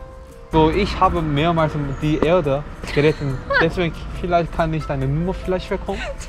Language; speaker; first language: German; non-native, learner; Korean